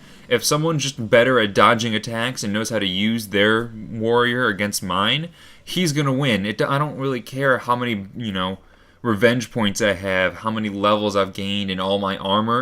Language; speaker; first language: English; native; English